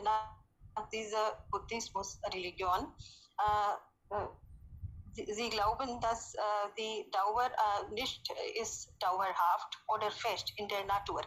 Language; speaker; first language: German; non-native, learner; Hindi